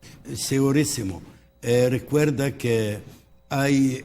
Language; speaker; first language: Spanish; early bilingual, heritage; Spanish